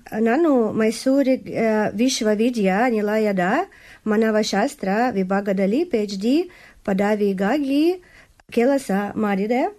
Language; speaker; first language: Kannada; non-native, learner; Russian